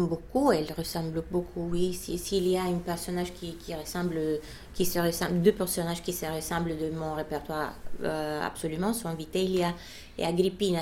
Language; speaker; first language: French; non-native, fluent; Bulgarian